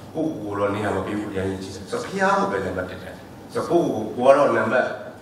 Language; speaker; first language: Burmese; non-native, local second language; S'gaw Karen